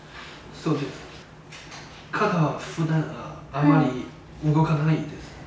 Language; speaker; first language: Japanese; non-native, learner; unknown